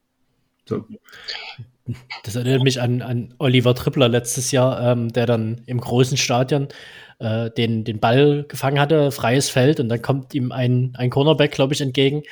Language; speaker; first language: German; native; German